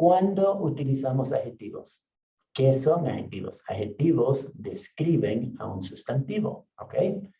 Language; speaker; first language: Spanish; non-native, fluent; English